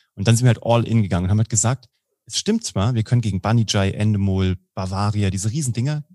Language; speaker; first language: German; native; German